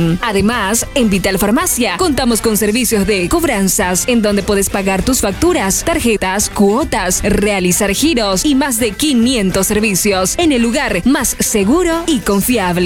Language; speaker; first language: Spanish; native; Spanish